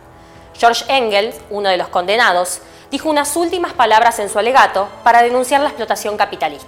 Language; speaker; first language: Spanish; native; Spanish